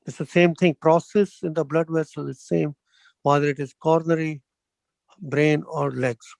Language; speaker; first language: English; non-native, local second language; Punjabi